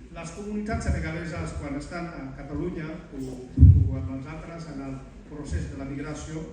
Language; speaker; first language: Catalan; non-native, fluent; Wolof